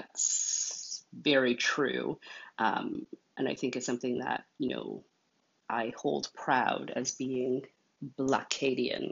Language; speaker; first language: English; native; English